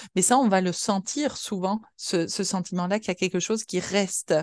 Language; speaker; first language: French; native; French